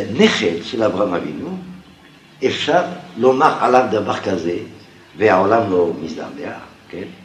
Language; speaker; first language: Hebrew; non-native, fluent; French